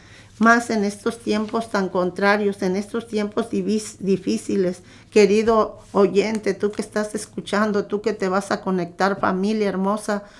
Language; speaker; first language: Spanish; native; Spanish